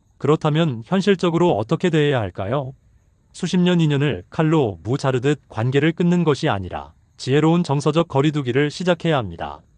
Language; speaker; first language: Korean; native; Korean